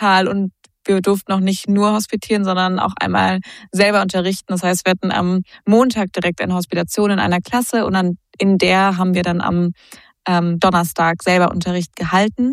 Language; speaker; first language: German; native; German